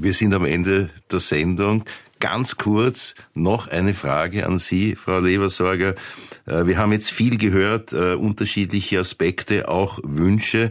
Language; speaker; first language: German; native; German